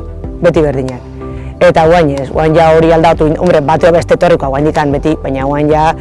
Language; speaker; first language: Basque; native; Basque